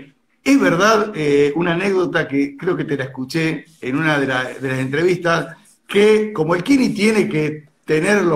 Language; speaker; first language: Spanish; native; Spanish